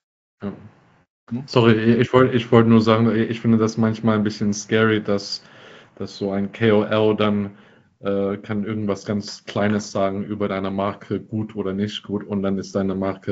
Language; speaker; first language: German; non-native, fluent; English